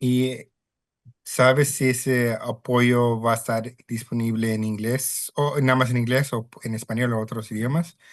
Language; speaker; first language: Spanish; early bilingual, heritage; Spanish